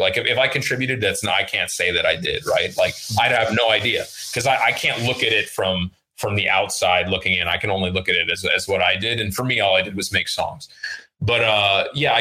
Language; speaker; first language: English; early bilingual, other home language; Russian